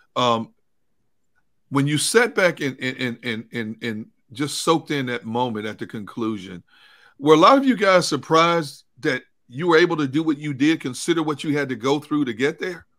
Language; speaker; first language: English; native; English